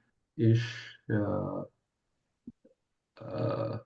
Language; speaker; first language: German; non-native, learner; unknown